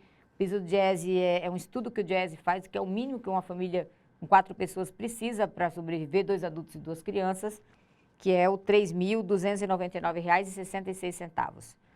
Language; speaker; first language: Portuguese; native; Portuguese